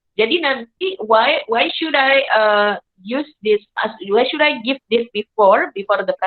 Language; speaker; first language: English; non-native, fluent; Indonesian